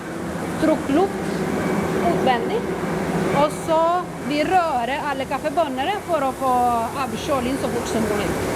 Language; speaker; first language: Norwegian; non-native, fluent; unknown